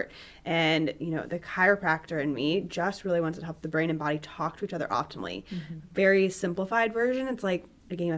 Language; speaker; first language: English; native; English